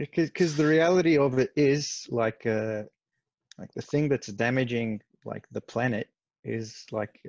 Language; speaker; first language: English; non-native, fluent; Arabic